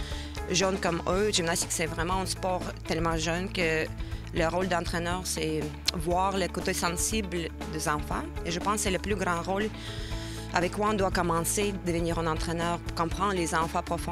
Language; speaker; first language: French; non-native, fluent; Russian